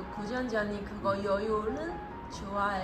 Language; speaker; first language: Korean; non-native, learner; Chinese